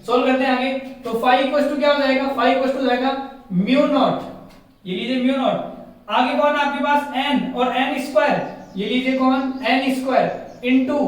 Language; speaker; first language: Hindi; native; Hindi